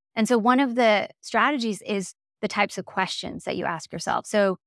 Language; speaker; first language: English; native; English